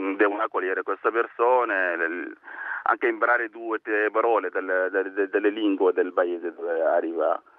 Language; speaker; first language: Italian; non-native, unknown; Arabic